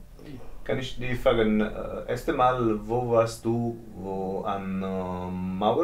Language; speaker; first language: German; non-native, learner; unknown